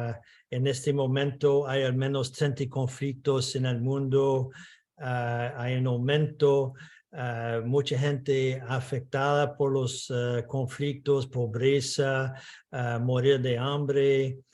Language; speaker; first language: Spanish; non-native, fluent; English